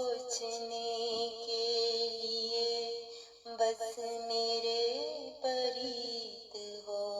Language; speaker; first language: Urdu; native; Urdu